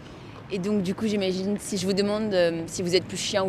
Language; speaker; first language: French; native; French